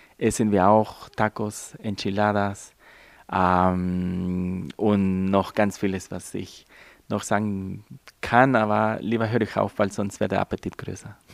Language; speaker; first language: German; non-native, fluent; Spanish